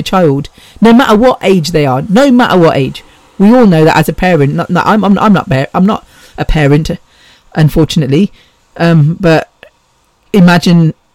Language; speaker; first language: English; native; English